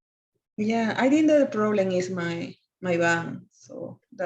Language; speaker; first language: English; non-native, learner; Spanish